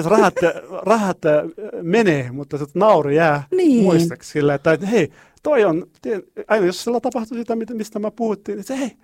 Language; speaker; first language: Finnish; non-native, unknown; Arabic